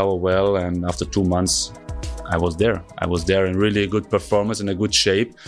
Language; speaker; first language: English; non-native, fluent; German